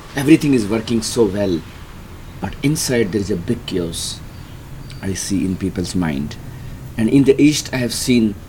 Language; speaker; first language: English; non-native, local second language; Hindi